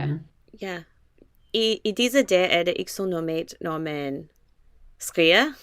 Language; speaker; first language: Danish; non-native, learner; English